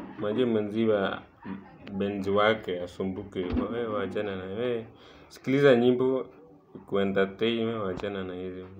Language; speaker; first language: Swahili; non-native, local second language; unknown